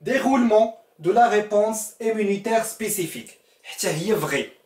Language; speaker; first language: French; non-native, local second language; Arabic